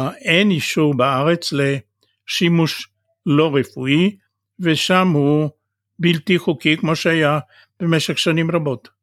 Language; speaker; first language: Hebrew; non-native, fluent; Bulgarian